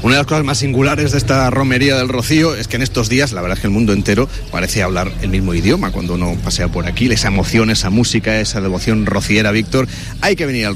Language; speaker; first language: Spanish; native; Spanish